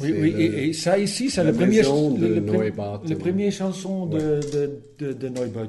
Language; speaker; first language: French; non-native, learner; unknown